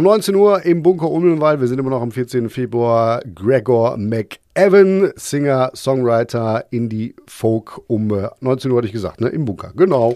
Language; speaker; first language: German; native; German